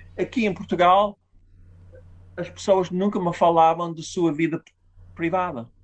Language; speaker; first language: Portuguese; non-native, fluent; English